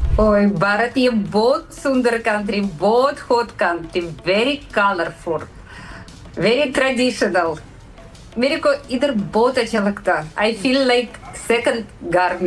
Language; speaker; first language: Hindi; non-native, learner; Russian